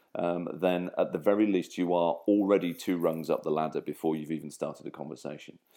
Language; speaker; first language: English; native; English